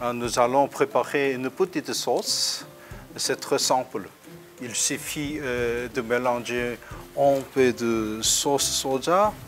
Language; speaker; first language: French; non-native, fluent; Korean